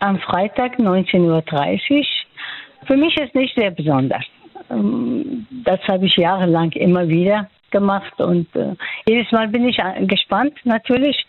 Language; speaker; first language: German; non-native, fluent; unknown